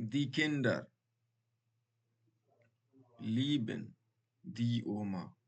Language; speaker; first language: German; non-native, learner; Baluchi